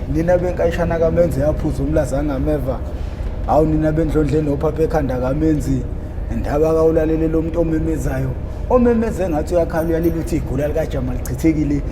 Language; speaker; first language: Zulu; native; Zulu